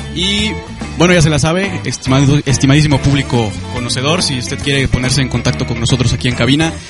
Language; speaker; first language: Spanish; native; Spanish